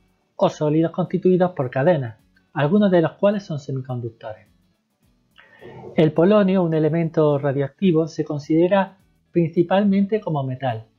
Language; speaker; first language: Spanish; native; Spanish